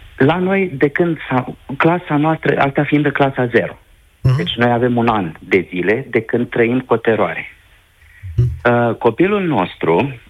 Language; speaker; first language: Romanian; native; Romanian